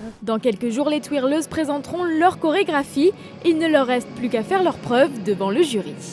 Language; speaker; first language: French; native; French